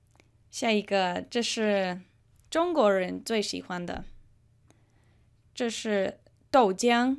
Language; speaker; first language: Chinese; non-native, fluent; English